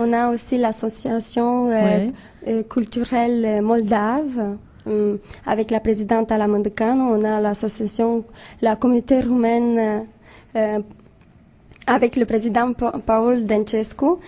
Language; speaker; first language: French; non-native, fluent; Romanian